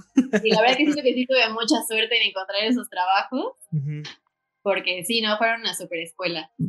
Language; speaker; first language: Spanish; native; Spanish